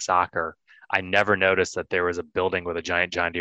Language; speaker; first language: English; native; English